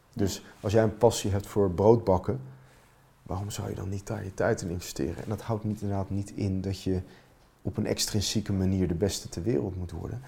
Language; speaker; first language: Dutch; non-native, fluent; Finnish